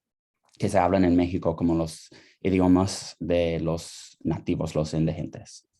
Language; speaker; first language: Spanish; non-native, fluent; English